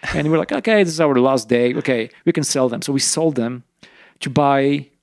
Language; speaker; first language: English; non-native, fluent; Polish